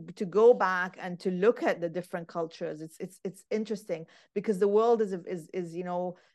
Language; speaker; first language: English; non-native, fluent; Arabic